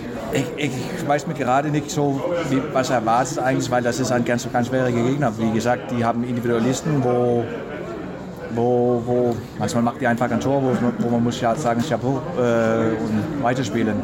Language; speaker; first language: German; non-native, fluent; Danish